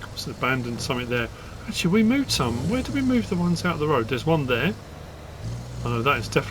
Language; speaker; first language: English; native; English